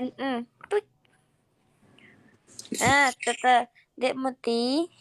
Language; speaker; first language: Vietnamese; non-native, learner; Indonesian